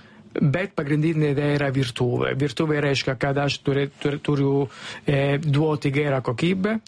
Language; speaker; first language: Lithuanian; non-native, learner; Italian